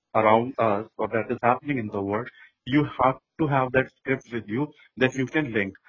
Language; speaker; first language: English; non-native, local second language; Hindi